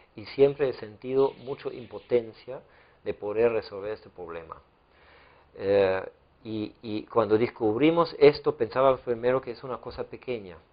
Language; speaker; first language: Spanish; non-native, fluent; German